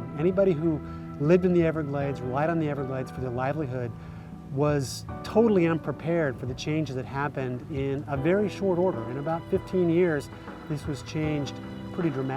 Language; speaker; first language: English; native; English